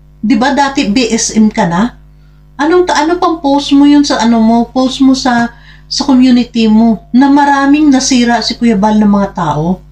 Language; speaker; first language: Filipino; non-native, local second language; Hiligaynon